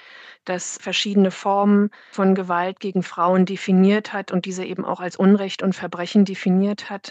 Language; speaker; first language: German; native; German